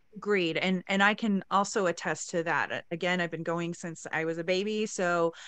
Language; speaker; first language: English; native; English